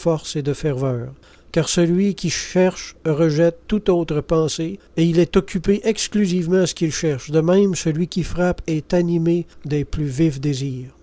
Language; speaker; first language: French; native; French